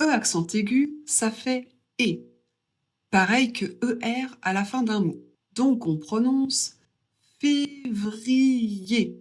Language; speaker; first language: French; native; French